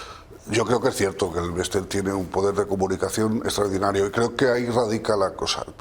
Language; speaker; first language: Spanish; native; Spanish